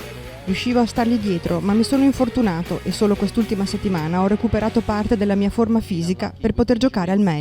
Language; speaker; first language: Italian; native; Italian